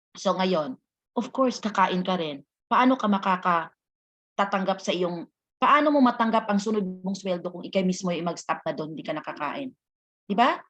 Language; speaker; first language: Filipino; non-native, local second language; Hiligaynon